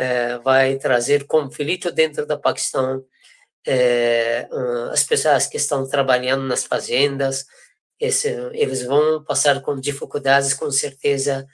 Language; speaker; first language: Portuguese; non-native, fluent; Persian